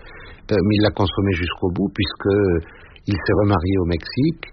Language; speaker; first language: French; native; French